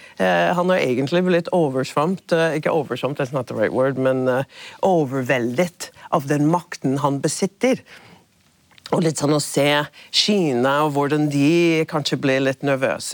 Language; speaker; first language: Norwegian; non-native, fluent; English